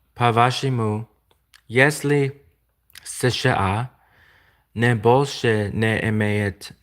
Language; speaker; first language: Russian; non-native, learner; English